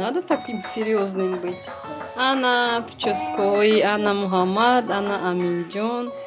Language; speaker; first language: Russian; non-native, learner; Tajik